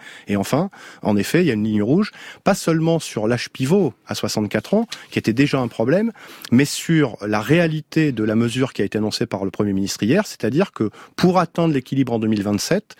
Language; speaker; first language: French; native; French